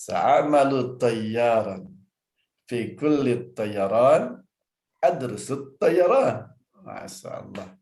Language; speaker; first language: Arabic; non-native, learner; Indonesian